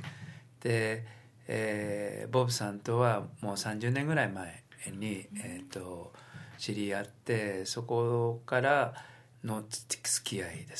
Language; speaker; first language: Japanese; native; Japanese